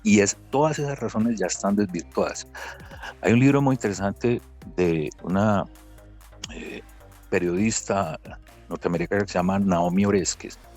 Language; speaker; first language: Spanish; native; Spanish